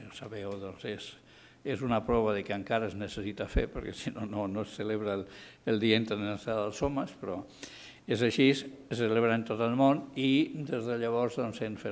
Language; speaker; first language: Catalan; native; Catalan